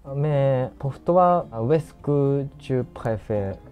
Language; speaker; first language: French; non-native, fluent; Japanese